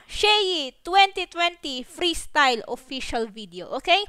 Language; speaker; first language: English; non-native, local second language; Waray